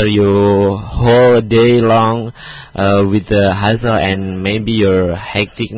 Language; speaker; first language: English; non-native, fluent; Indonesian